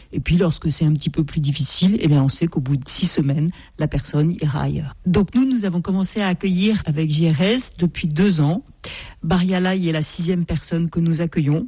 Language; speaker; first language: French; native; French